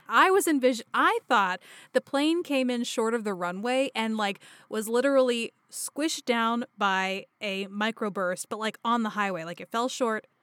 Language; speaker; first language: English; native; English